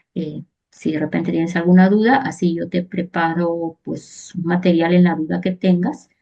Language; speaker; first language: Spanish; native; Spanish